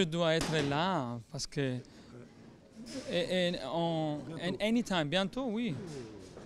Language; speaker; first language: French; non-native, learner; Spanish